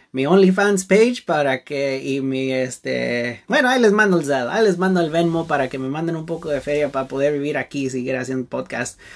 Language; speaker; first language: Spanish; early bilingual, heritage; Spanish